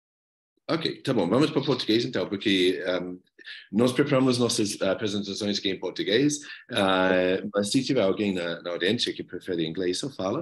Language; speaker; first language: Portuguese; non-native, fluent; English